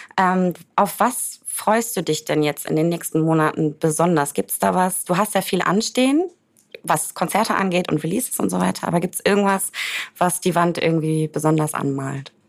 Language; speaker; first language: German; native; German